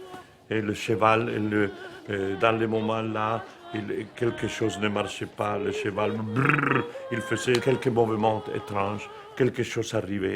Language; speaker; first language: French; non-native, fluent; Spanish